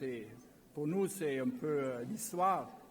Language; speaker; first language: French; non-native, learner; German